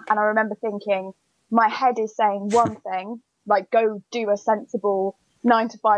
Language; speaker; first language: English; native; English